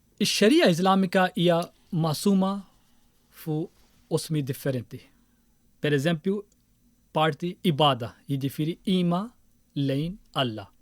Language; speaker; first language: Maltese; non-native, fluent; Urdu